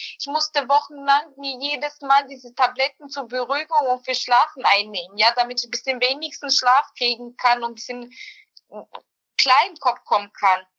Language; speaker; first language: German; early bilingual, other home language; Bosnian